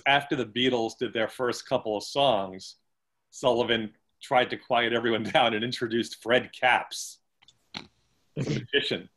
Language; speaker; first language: English; native; English